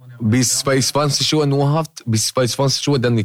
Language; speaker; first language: German; non-native, learner; Arabic